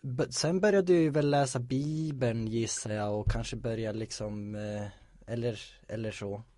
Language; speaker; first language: Swedish; native; Swedish